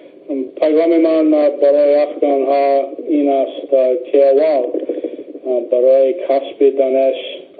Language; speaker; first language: Persian; non-native, learner; English